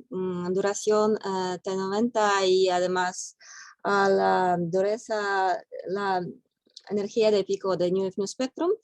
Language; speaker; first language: Spanish; non-native, fluent; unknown